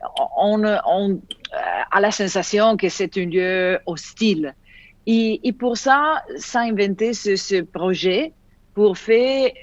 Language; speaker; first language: French; non-native, fluent; Italian